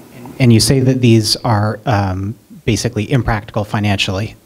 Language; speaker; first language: English; native; English